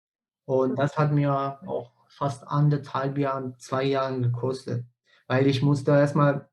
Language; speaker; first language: German; non-native, fluent; Persian